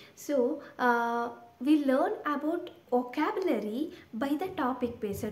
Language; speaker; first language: English; non-native, local second language; Kannada